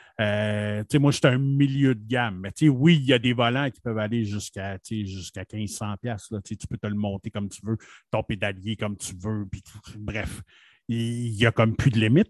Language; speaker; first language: French; native; French